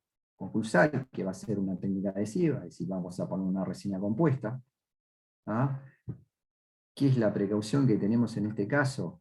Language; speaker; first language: Spanish; native; Spanish